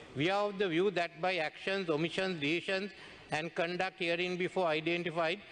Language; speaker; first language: English; non-native, local second language; Sinhala